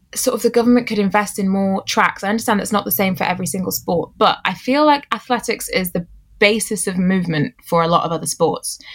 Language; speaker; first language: English; native; English